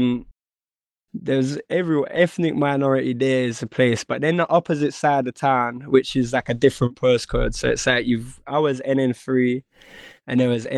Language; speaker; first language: English; native; English